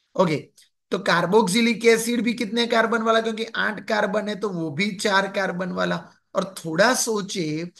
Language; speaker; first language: Hindi; non-native, local second language; Gujarati